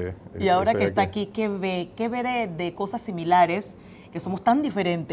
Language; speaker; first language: Spanish; native; Spanish